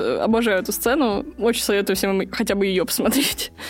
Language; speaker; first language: Russian; native; Russian